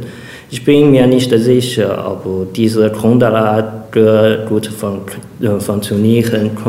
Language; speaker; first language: German; non-native, learner; Chinese